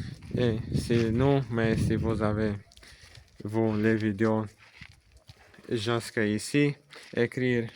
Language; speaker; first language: French; non-native, learner; Romanian